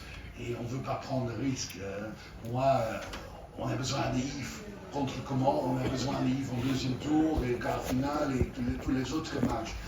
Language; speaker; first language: French; non-native, learner; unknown